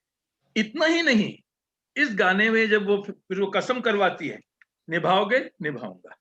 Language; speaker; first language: Hindi; native; Hindi